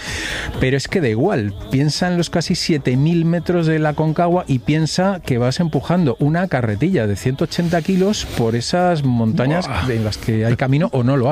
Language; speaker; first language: Spanish; native; Spanish